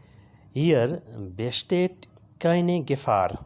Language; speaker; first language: German; non-native, learner; Urdu